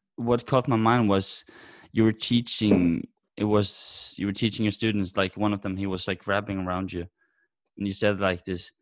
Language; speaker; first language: English; non-native, fluent; Norwegian